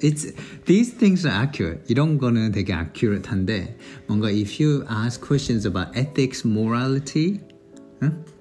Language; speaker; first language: English; non-native, fluent; Korean